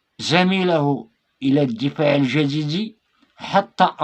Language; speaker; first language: Arabic; native; Arabic